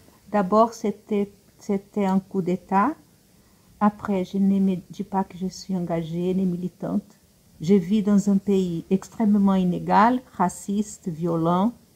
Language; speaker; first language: French; non-native, fluent; Portuguese